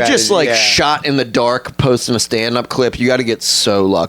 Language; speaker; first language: English; native; English